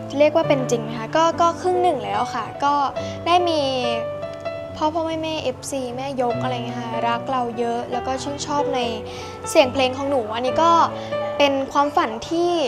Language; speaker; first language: Thai; native; Thai